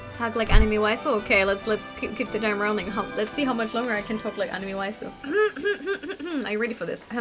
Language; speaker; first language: English; non-native, fluent; German